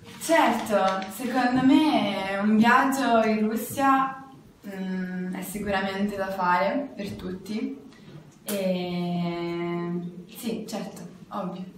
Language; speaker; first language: Italian; native; Italian